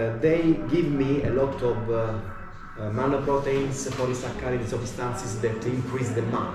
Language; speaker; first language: English; non-native, learner; Italian